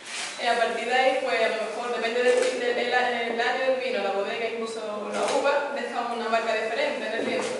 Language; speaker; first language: Spanish; native; Spanish